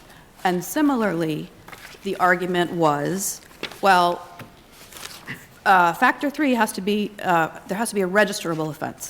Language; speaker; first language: English; native; English